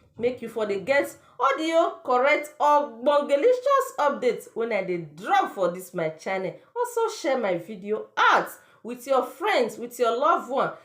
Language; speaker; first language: Nigerian Pidgin; native; Nigerian Pidgin